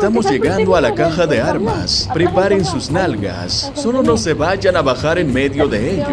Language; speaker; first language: Spanish; native; Spanish